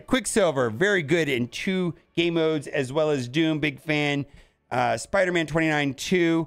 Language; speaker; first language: English; native; English